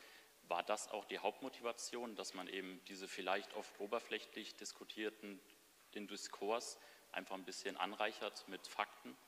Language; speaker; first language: German; native; German